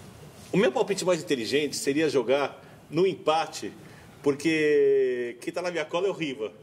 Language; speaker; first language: Portuguese; native; Portuguese